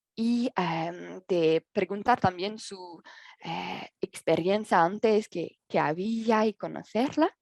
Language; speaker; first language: Spanish; non-native, learner; French